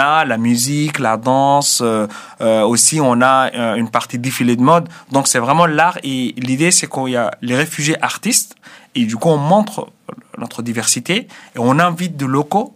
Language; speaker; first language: French; non-native, fluent; Arabic